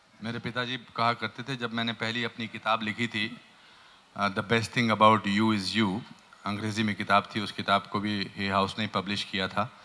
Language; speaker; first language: Hindi; native; Hindi